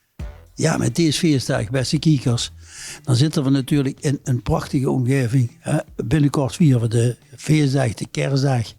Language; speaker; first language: Dutch; native; Dutch